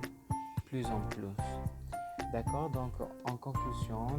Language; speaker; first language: French; non-native, learner; Spanish